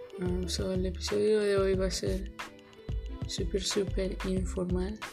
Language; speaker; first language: Spanish; early bilingual, heritage; Spanish